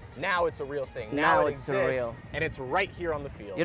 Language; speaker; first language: English; native; English